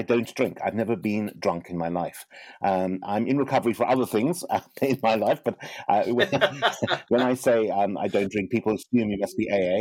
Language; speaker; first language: English; native; English